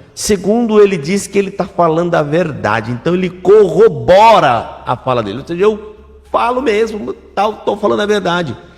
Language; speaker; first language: Portuguese; native; Portuguese